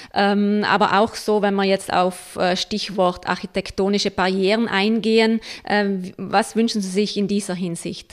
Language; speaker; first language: German; native; German